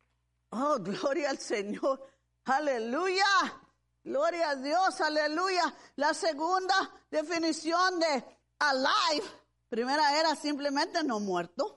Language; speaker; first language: Spanish; early bilingual, heritage; Spanish